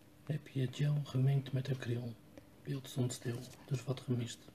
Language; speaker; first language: Dutch; native; Dutch